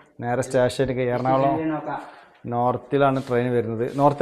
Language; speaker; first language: Malayalam; native; Malayalam